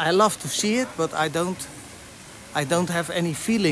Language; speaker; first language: English; non-native, learner; Dutch